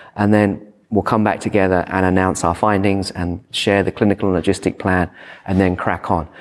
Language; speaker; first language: English; native; English